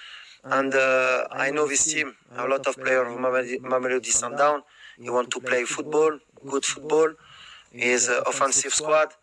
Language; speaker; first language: English; non-native, learner; French